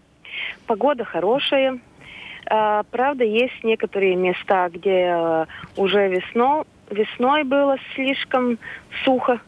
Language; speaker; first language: Russian; non-native, local second language; Latvian